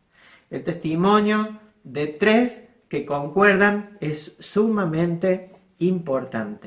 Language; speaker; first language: Spanish; native; Spanish